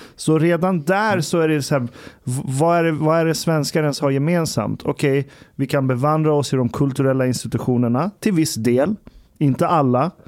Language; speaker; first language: Swedish; early bilingual, other home language; Persian